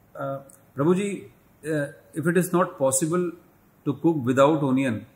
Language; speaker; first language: English; non-native, local second language; Hindi